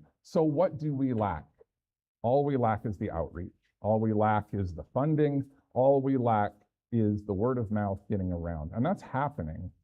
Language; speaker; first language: English; native; English